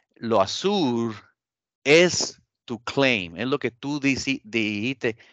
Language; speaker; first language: Spanish; early bilingual, heritage; Spanish